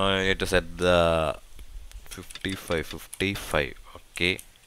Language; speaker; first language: English; non-native, local second language; Malayalam